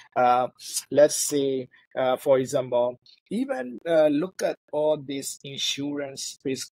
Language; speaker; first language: English; non-native, fluent; Burmese